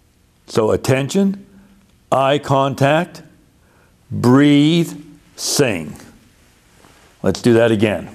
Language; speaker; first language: English; native; English